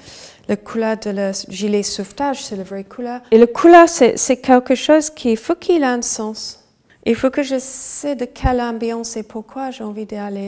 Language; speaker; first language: French; non-native, fluent; English